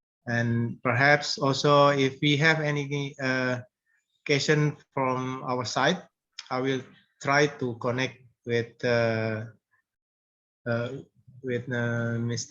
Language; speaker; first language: English; non-native, fluent; Indonesian